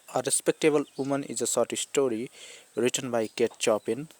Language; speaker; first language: English; non-native, local second language; Nepali